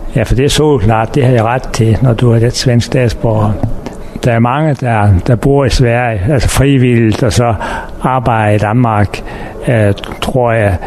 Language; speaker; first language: Danish; native; Danish